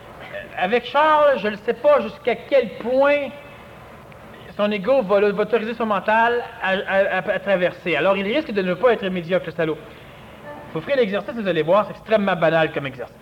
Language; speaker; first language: French; native; French